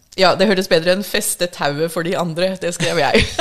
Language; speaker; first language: Norwegian; early bilingual, other home language; English